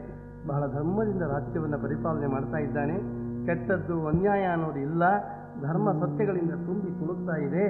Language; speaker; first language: Kannada; native; Kannada